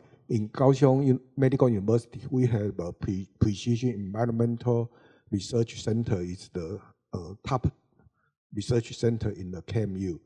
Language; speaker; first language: English; non-native, learner; Chinese